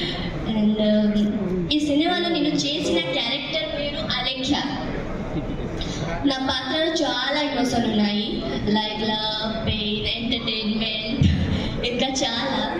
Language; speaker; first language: Telugu; non-native, local second language; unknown